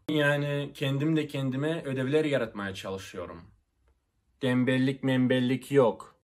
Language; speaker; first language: Turkish; non-native, fluent; Russian